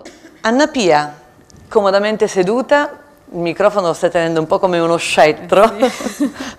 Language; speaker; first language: Italian; native; Italian